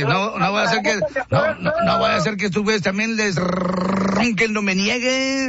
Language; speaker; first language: Spanish; native; Spanish